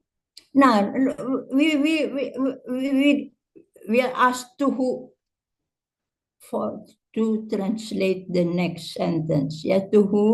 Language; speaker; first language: English; non-native, fluent; Indonesian